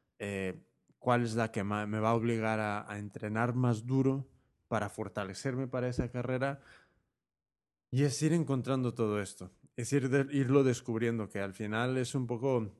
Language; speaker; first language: Spanish; native; Spanish